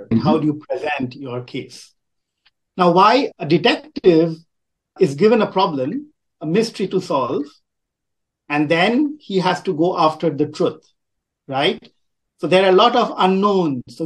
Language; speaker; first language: English; non-native, local second language; Bangla